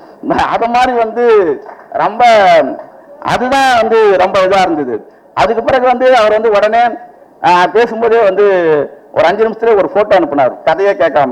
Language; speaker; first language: Tamil; native; Tamil